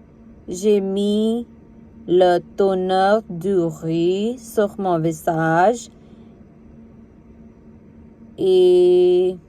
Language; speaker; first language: French; non-native, learner; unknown